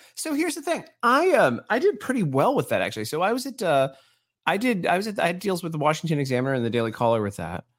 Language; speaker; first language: English; native; English